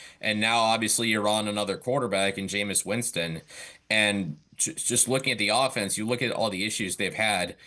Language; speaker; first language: English; native; English